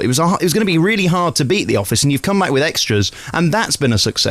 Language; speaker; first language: English; native; English